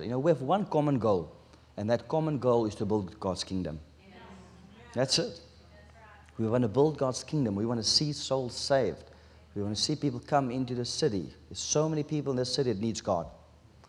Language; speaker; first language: English; non-native, local second language; Afrikaans